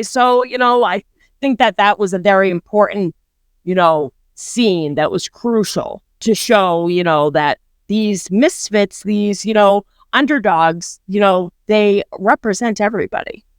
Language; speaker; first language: English; native; English